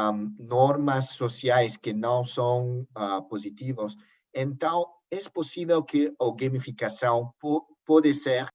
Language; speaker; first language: Portuguese; non-native, learner; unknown